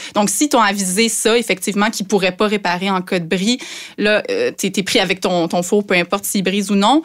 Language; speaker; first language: French; native; French